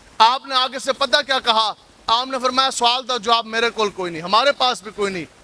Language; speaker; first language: Urdu; non-native, local second language; Punjabi